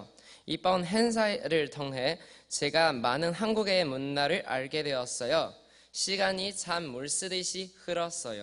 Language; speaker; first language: Korean; non-native, learner; Chinese